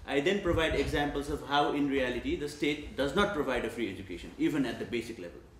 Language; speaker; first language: English; non-native, local second language; Nepali